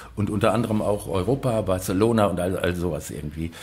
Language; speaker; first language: German; native; German